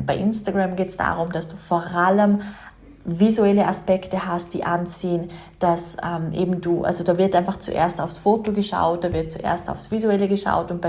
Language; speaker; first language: German; native; German